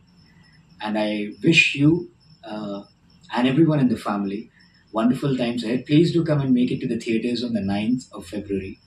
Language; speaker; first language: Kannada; non-native, learner; Tamil